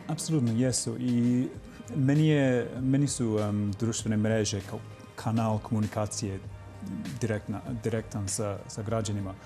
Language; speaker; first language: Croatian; non-native, fluent; English